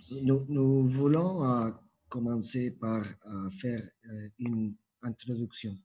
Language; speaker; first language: French; non-native, fluent; Spanish